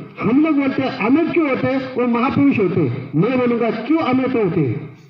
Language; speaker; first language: Hindi; non-native, local second language; Marathi